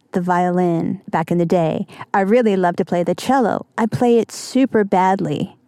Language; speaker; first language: English; native; English